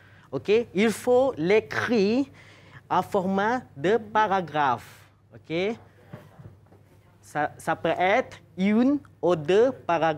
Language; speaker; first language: French; non-native, fluent; Malay